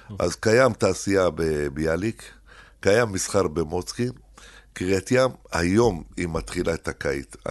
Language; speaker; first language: Hebrew; early bilingual, other home language; Arabic